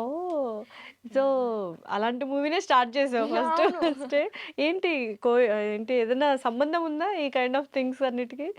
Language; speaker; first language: Telugu; native; Telugu